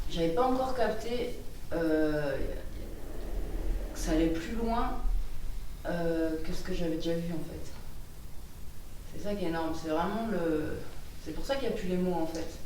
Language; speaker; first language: French; native; French